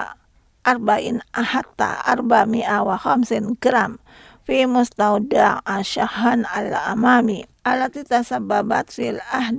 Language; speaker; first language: Arabic; non-native, fluent; Indonesian